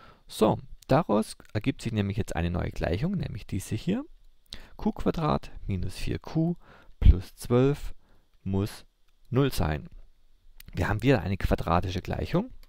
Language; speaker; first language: German; native; German